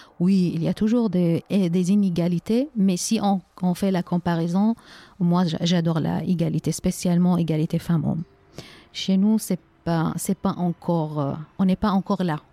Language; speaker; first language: French; non-native, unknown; Arabic